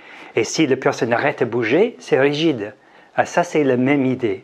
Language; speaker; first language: French; non-native, learner; English